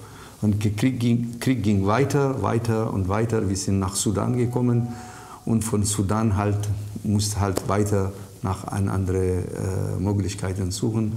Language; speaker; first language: German; non-native, fluent; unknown